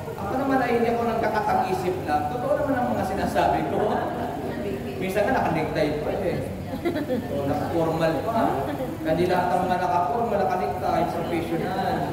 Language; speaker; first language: Filipino; native; Filipino